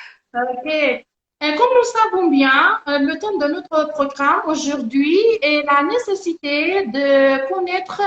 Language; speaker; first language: French; non-native, learner; Persian